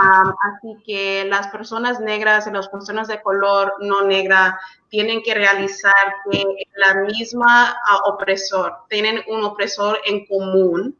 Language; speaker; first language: Spanish; early bilingual, heritage; English